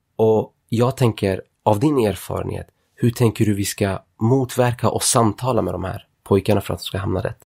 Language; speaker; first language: Swedish; native; Swedish